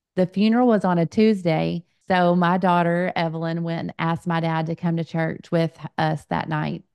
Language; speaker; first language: English; native; English